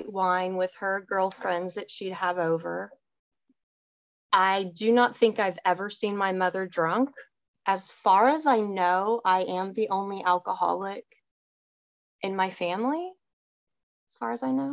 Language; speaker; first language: English; native; English